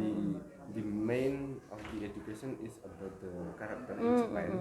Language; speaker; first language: English; non-native, learner; Indonesian